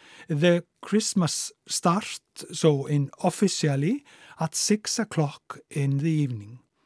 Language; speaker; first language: English; non-native, fluent; Icelandic